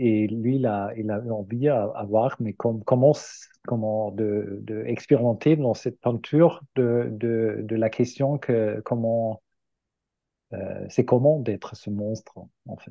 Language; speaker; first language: French; non-native, fluent; German